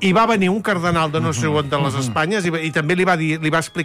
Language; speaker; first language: Catalan; native; Catalan